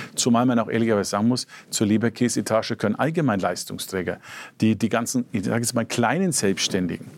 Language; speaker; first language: German; native; German